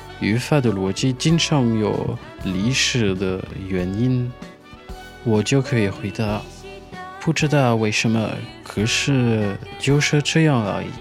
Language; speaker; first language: Chinese; non-native, fluent; French